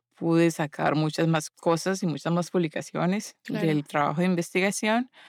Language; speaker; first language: Spanish; native; Spanish